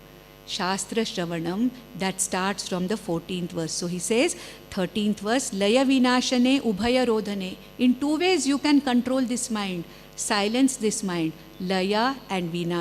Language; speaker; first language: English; non-native, local second language; Konkani